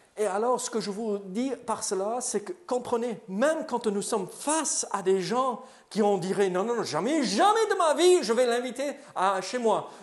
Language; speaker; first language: French; non-native, fluent; English